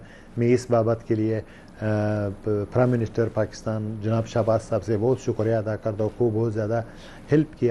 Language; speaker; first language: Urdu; non-native, learner; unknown